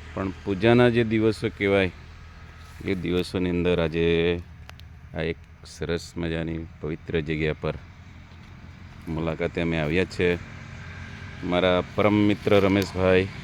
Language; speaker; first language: Gujarati; native; Gujarati